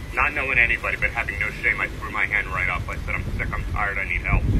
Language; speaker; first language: English; native; English